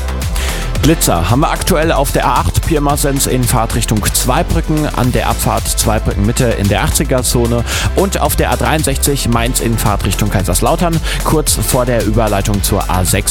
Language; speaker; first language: German; native; German